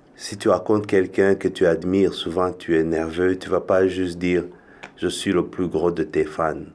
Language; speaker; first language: French; non-native, local second language; Kinyarwanda